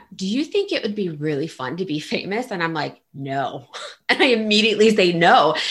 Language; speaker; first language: English; early bilingual, other home language; Italian